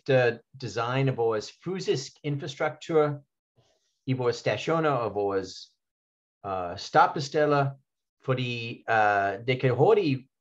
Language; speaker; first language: Danish; non-native, fluent; English